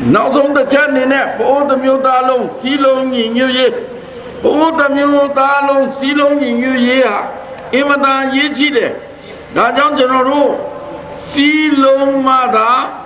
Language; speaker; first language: Burmese; non-native, local second language; Pa'o Karen